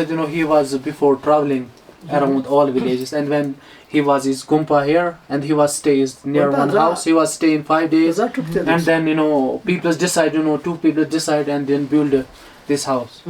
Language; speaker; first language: English; non-native, learner; Hindi